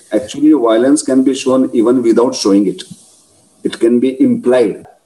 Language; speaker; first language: English; non-native, local second language; Marathi